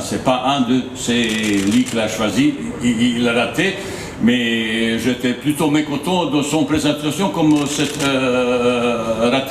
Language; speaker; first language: French; non-native, fluent; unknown